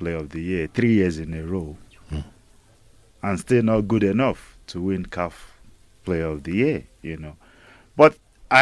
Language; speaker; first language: English; non-native, local second language; Igbo